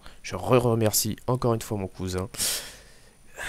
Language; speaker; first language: French; native; French